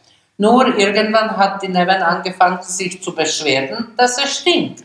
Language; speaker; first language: German; non-native, fluent; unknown